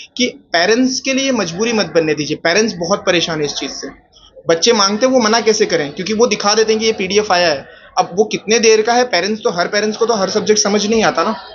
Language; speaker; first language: Hindi; native; Hindi